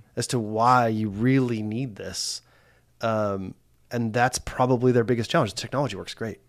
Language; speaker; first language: English; native; English